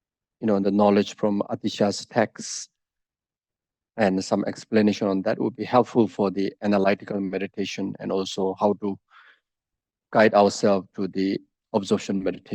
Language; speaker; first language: English; non-native, fluent; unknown